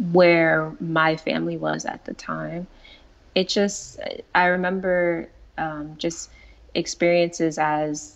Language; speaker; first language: English; native; English